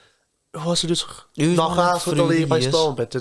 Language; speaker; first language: English; native; English